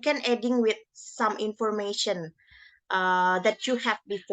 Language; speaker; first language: English; non-native, learner; Indonesian